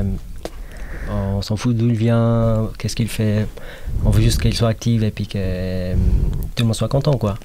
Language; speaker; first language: French; non-native, fluent; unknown